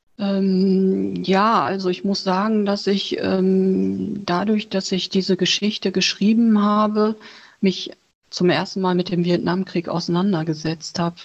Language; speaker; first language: German; early bilingual, other home language; Chinese